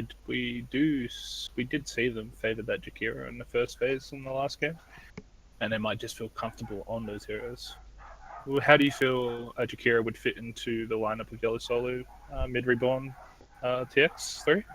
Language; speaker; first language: English; native; English